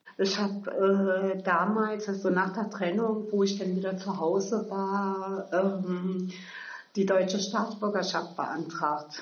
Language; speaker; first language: German; early bilingual, other home language; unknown